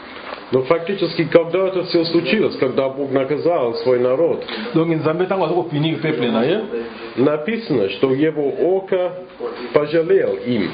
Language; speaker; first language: Russian; non-native, fluent; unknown